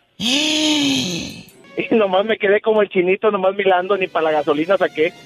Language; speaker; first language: Spanish; native; Spanish